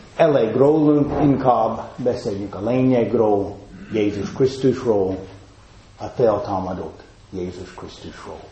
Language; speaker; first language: Hungarian; non-native, fluent; English